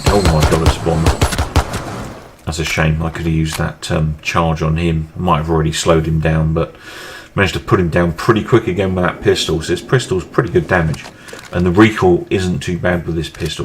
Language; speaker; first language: English; native; English